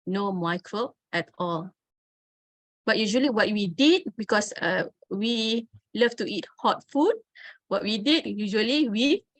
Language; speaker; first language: English; non-native, local second language; Malay